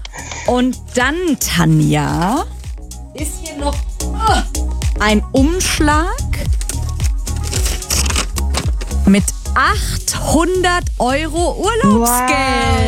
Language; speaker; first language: German; native; German